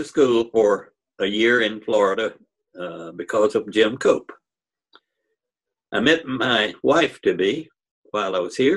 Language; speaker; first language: English; native; English